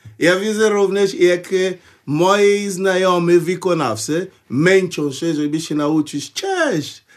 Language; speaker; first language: Polish; non-native, fluent; Portuguese